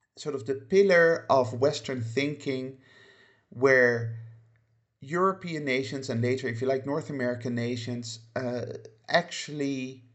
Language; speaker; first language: English; non-native, fluent; Dutch